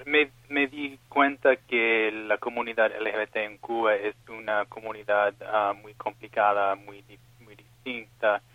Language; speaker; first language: Spanish; non-native, fluent; English